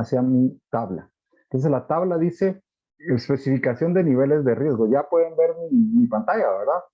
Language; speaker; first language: Spanish; native; Spanish